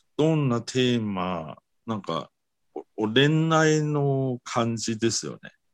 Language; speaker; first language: Japanese; non-native, learner; Chinese